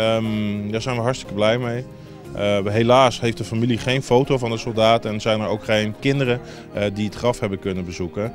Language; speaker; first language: Dutch; native; Dutch